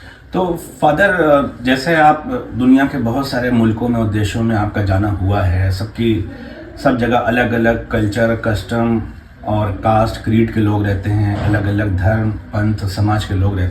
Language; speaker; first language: Hindi; native; Hindi